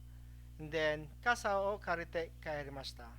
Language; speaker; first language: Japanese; non-native, fluent; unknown